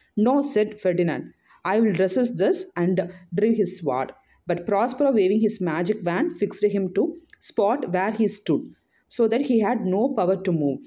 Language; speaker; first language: English; non-native, local second language; Tamil